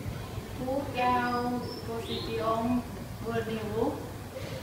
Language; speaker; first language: French; non-native, learner; Thai